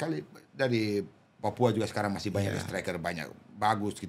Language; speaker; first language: Indonesian; non-native, local second language; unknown